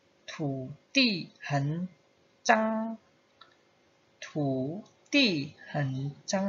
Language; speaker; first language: Chinese; non-native, fluent; Indonesian